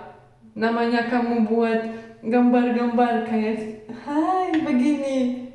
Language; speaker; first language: Indonesian; non-native, learner; Russian